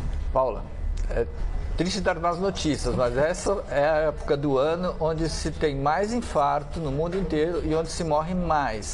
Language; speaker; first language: Portuguese; native; Portuguese